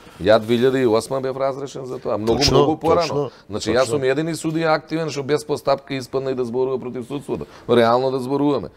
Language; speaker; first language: Macedonian; native; Macedonian